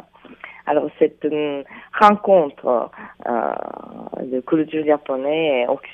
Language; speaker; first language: French; non-native, fluent; Japanese